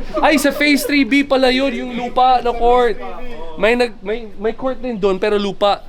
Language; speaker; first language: Filipino; non-native, local second language; Cebuano